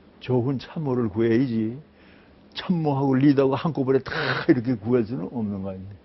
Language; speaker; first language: Korean; native; Korean